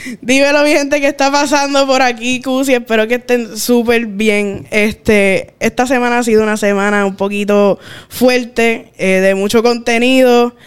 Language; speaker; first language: Spanish; native; Spanish